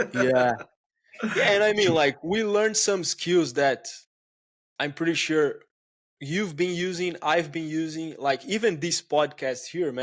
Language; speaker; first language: English; non-native, fluent; Portuguese